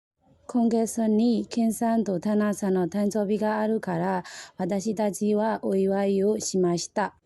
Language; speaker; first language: Japanese; non-native, learner; Burmese